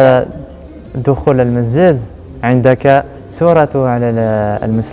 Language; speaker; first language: Arabic; non-native, learner; French